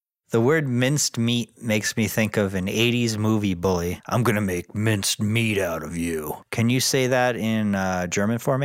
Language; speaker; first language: English; native; English